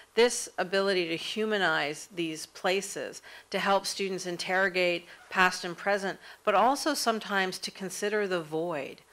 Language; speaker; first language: English; native; English